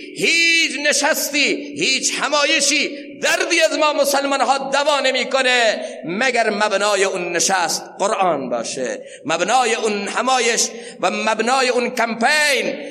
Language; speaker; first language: Persian; non-native, local second language; Central Kurdish